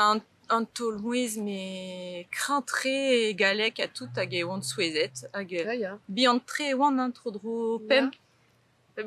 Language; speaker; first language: French; native; French